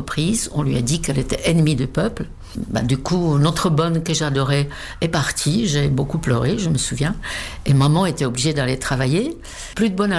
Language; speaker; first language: French; non-native, fluent; Czech